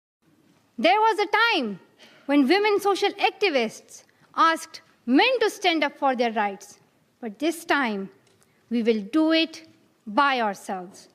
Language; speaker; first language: English; non-native, local second language; Pashto